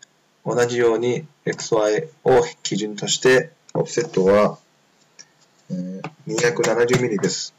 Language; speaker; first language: Japanese; non-native, fluent; Chinese